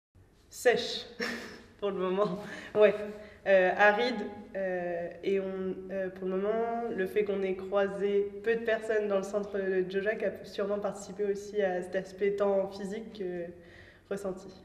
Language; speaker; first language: French; native; French